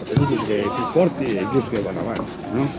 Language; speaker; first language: Italian; native; Italian